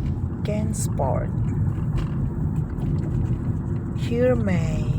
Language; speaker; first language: Dutch; non-native, learner; Filipino